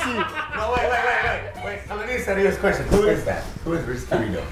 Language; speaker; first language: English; non-native, learner; Indonesian